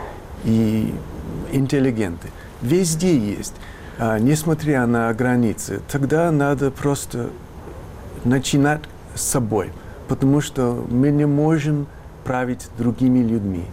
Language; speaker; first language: Russian; non-native, fluent; English